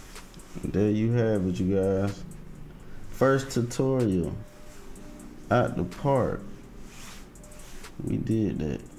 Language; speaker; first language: English; native; English